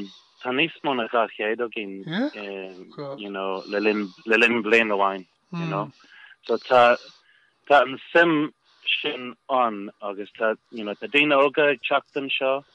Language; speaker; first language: Irish; non-native, local second language; English